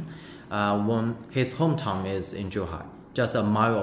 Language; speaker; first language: English; non-native, fluent; Chinese